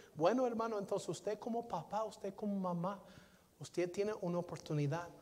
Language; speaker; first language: Spanish; non-native, fluent; English